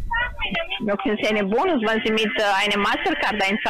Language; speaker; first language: German; non-native, learner; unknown